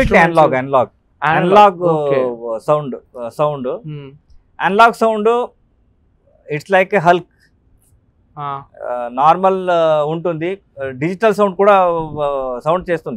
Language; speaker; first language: Telugu; non-native, local second language; Kannada